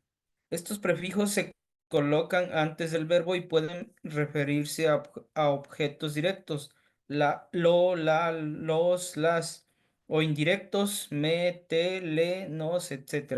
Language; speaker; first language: Spanish; native; Spanish